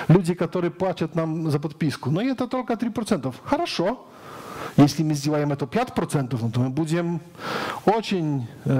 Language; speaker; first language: Russian; non-native, learner; Polish